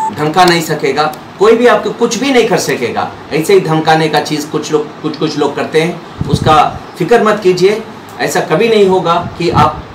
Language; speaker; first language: Hindi; non-native, local second language; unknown